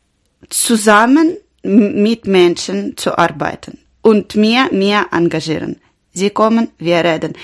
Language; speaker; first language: German; non-native, learner; Ukrainian